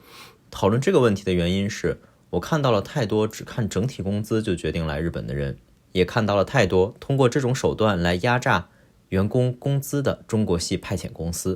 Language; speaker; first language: Chinese; native; Chinese